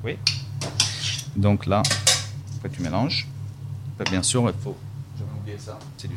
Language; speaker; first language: French; non-native, fluent; Italian